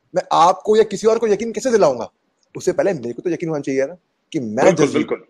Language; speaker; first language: Hindi; native; Hindi